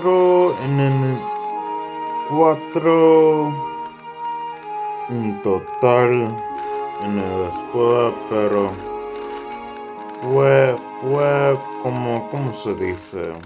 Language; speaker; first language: Spanish; non-native, learner; English